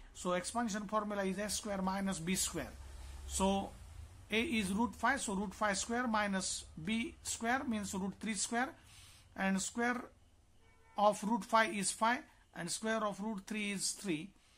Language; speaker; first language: English; non-native, local second language; Marathi